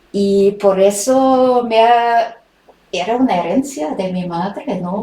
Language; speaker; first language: Spanish; non-native, fluent; German